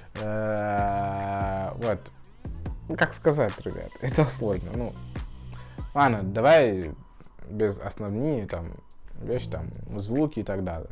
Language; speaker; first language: Russian; non-native, fluent; Tswana